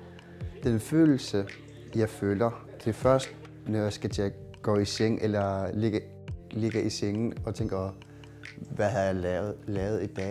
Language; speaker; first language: Danish; non-native, local second language; Kalaallisut